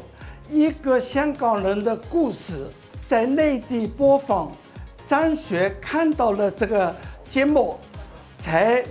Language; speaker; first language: Chinese; non-native, local second language; Cantonese